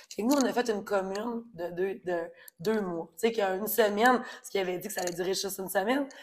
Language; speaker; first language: French; native; French